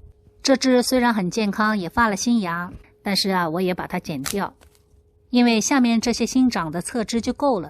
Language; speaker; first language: Chinese; native; Chinese